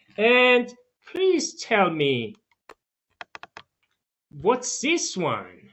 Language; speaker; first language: English; non-native, fluent; Tajik